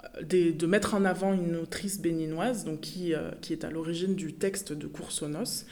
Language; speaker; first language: French; native; French